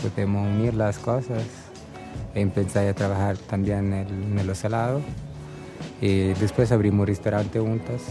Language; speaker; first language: Spanish; non-native, learner; Italian